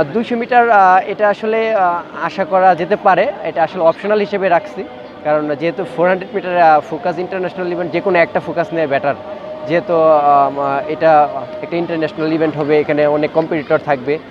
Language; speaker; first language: Bangla; native; Bangla